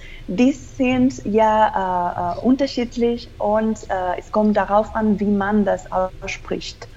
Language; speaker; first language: German; non-native, fluent; Spanish